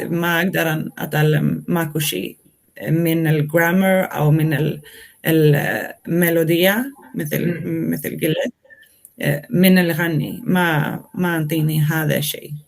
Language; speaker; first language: Arabic; non-native, learner; Swedish